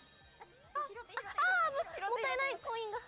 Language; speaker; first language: Japanese; native; Japanese